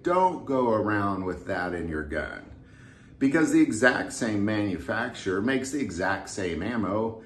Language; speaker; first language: English; native; English